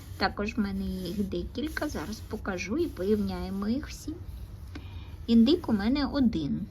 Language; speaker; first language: Ukrainian; non-native, local second language; Russian